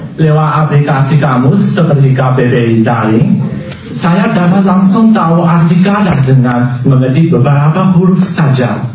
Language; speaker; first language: Indonesian; non-native, learner; Chinese